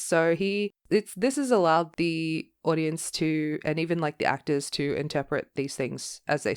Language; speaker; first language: English; native; English